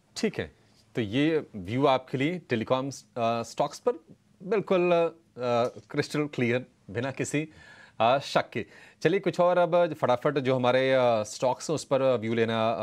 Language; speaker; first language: Hindi; native; Hindi